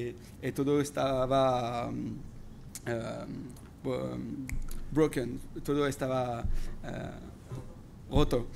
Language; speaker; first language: Spanish; non-native, fluent; French